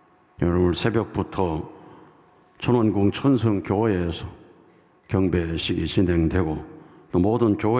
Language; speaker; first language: Korean; native; Korean